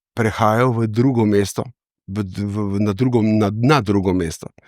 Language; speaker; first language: Slovenian; native; Slovenian